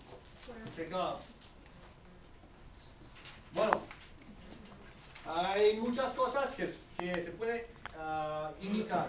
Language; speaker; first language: Spanish; non-native, fluent; English